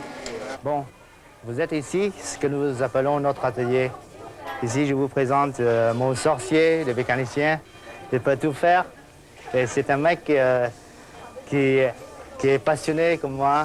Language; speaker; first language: French; non-native, fluent; Vietnamese